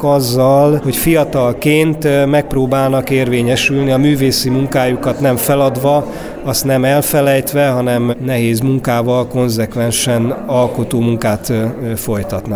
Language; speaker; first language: Hungarian; native; Hungarian